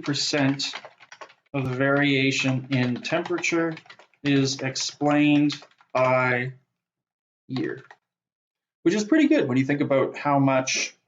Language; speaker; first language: English; native; English